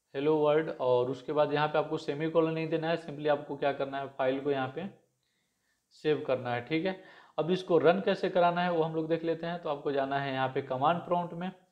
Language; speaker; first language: Hindi; native; Hindi